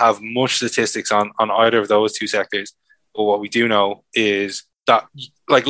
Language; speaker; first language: English; native; English